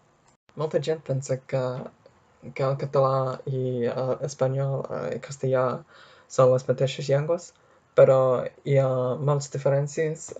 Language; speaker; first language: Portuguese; non-native, fluent; English